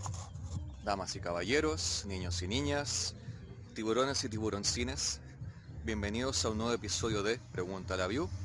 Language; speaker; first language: Spanish; native; Spanish